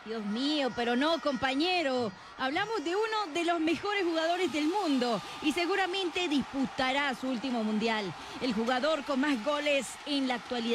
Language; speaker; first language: Spanish; native; Spanish